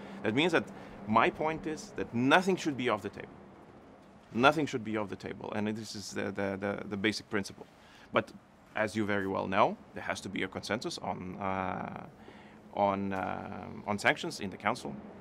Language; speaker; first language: English; non-native, fluent; Lithuanian